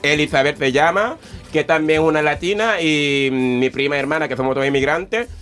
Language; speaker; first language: Spanish; non-native, fluent; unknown